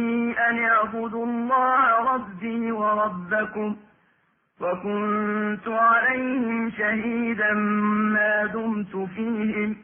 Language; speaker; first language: Arabic; native; Arabic